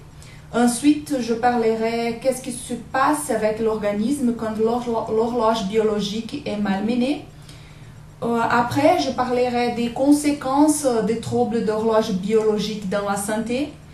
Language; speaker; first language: French; non-native, learner; Portuguese